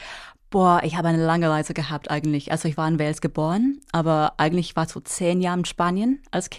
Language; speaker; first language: German; non-native, fluent; English